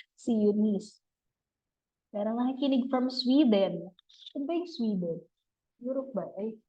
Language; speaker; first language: Filipino; native; Filipino